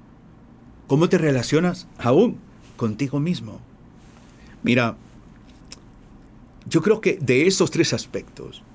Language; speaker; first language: Spanish; native; Spanish